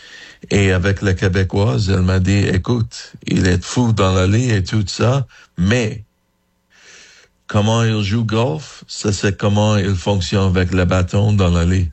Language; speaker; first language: French; non-native, fluent; English